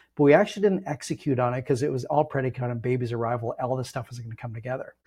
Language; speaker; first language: English; native; English